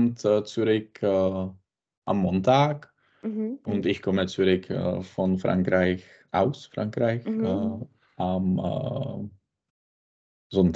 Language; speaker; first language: German; non-native, learner; Czech